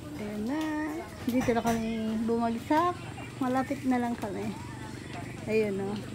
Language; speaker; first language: Filipino; non-native, local second language; Pampanga